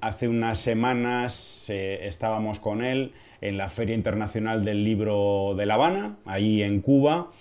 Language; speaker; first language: Spanish; native; Spanish